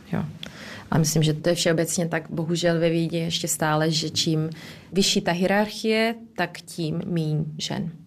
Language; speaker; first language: Czech; early bilingual, heritage; Czech